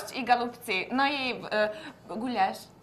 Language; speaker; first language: Russian; non-native, learner; Hungarian